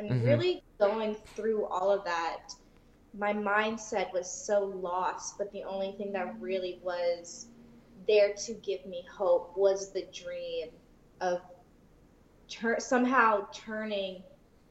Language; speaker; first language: English; native; English